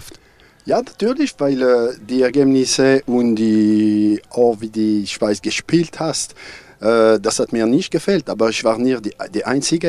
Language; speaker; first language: German; non-native, fluent; French